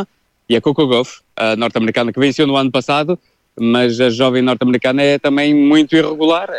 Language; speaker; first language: Portuguese; native; Portuguese